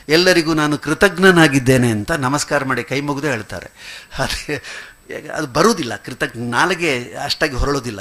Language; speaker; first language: Kannada; non-native, local second language; Malayalam